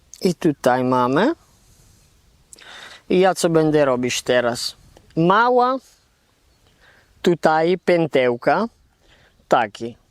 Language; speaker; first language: Polish; non-native, learner; Italian